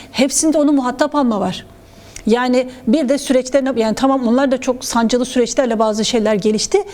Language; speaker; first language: Turkish; non-native, local second language; Kurdish